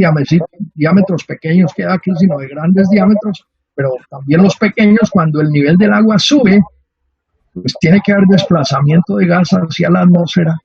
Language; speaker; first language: Spanish; native; Spanish